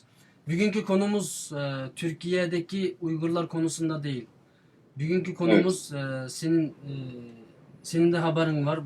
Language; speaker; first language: Turkish; non-native, fluent; Uyghur